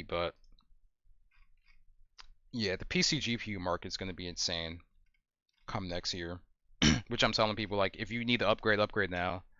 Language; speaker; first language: English; native; English